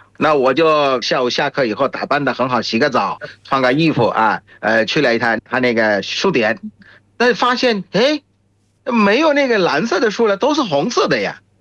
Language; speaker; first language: Chinese; non-native, fluent; Bangla